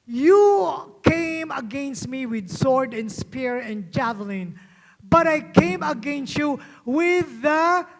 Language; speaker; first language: English; non-native, local second language; Filipino